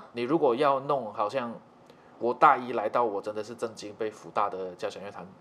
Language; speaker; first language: Chinese; native; Chinese